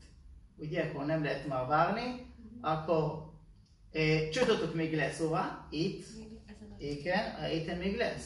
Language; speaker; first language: Hungarian; non-native, learner; Hebrew